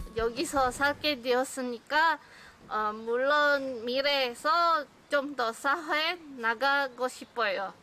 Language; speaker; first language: Korean; non-native, fluent; Indonesian